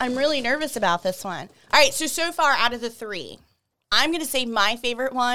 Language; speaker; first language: English; native; English